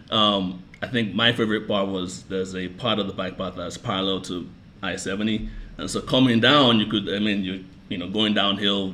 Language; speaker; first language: English; non-native, local second language; Yoruba